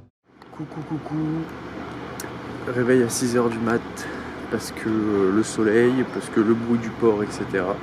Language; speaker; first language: French; native; French